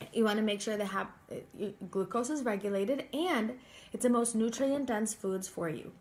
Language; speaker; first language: English; native; English